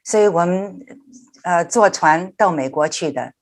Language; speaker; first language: Chinese; early bilingual, heritage; Chinese